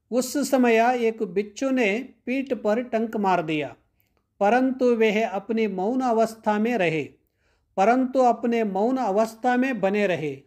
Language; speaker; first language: Hindi; non-native, local second language; Kannada